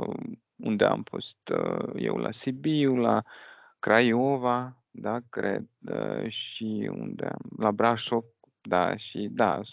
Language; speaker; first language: Romanian; non-native, fluent; Russian